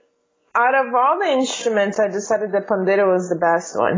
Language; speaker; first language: English; non-native, fluent; Portuguese